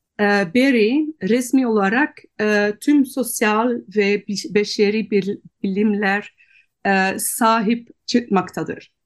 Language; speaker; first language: Turkish; non-native, fluent; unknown